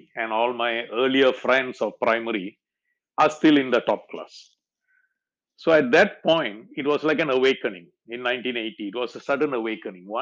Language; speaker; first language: English; non-native, local second language; Malayalam